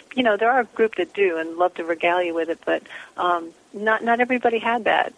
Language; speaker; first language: English; native; English